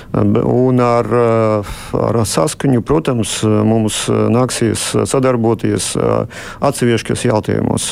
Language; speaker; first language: Latvian; non-native, local second language; Russian